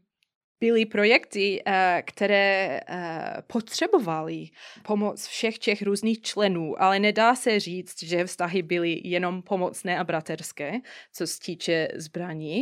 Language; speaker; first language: Czech; non-native, fluent; English